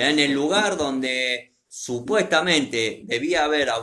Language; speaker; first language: Spanish; native; Spanish